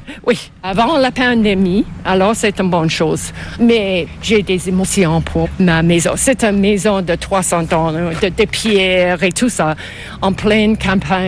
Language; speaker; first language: French; non-native, fluent; English